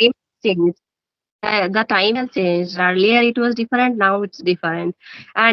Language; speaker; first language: English; non-native, learner; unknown